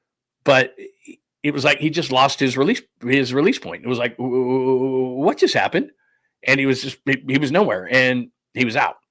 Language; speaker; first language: English; native; English